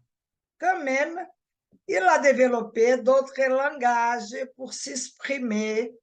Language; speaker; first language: French; non-native, learner; Portuguese